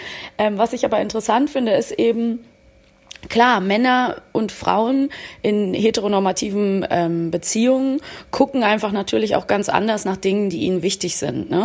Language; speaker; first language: German; native; German